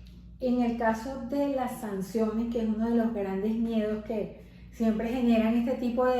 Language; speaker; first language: Spanish; native; Spanish